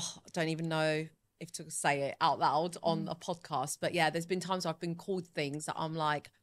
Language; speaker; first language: English; early bilingual, other home language; Italian